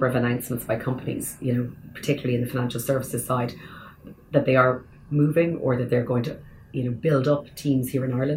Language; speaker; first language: English; native; English